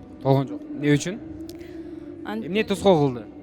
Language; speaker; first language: Kyrgyz; native; Kyrgyz